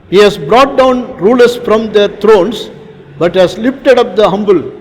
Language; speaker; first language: English; non-native, local second language; Tamil